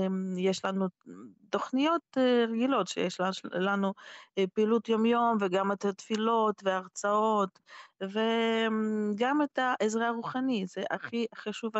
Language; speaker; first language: Hebrew; non-native, fluent; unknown